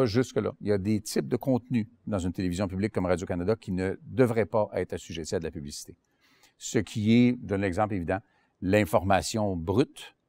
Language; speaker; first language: French; native; French